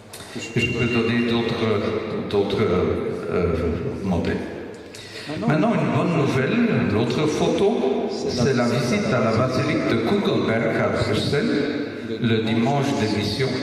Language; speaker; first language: French; non-native, local second language; Dutch